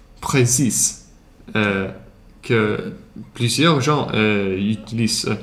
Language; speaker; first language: French; non-native, learner; Swedish